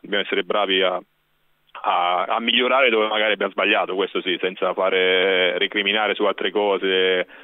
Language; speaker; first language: Italian; native; Italian